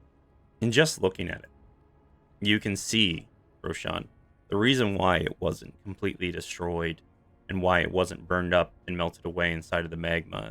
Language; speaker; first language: English; native; English